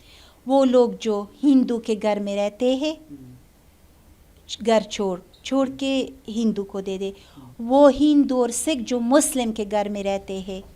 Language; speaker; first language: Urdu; non-native, learner; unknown